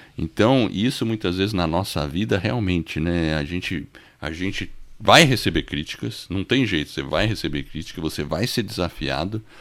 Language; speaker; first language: Portuguese; non-native, fluent; English